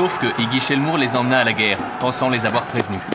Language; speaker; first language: French; native; French